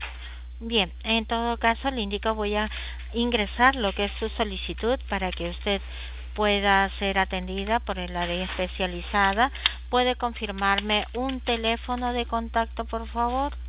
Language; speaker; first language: Spanish; native; Spanish